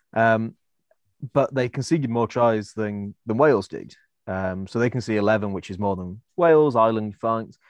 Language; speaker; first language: English; native; English